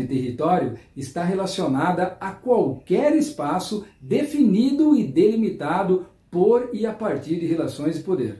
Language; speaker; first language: Portuguese; native; Portuguese